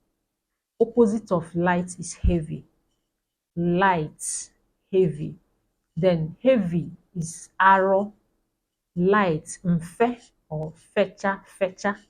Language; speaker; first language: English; non-native, local second language; Igbo